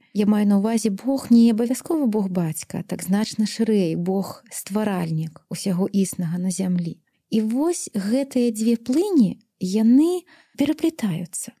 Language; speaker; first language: Belarusian; native; Belarusian